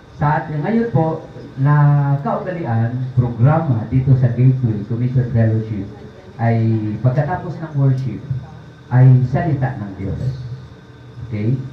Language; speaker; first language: Filipino; non-native, local second language; Cebuano